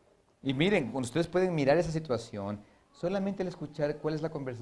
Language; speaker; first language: Spanish; native; Spanish